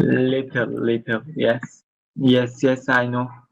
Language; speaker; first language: English; non-native, learner; Turkish